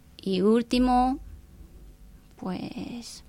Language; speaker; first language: Spanish; non-native, fluent; Japanese